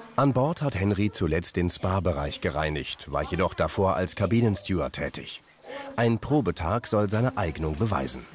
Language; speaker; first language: German; native; German